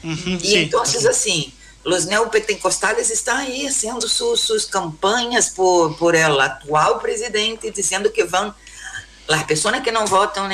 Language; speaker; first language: Spanish; non-native, learner; Portuguese